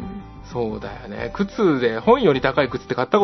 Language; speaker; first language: Japanese; native; Japanese